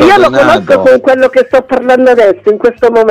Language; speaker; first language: Italian; native; Italian